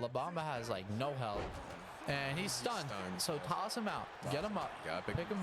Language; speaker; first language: English; native; English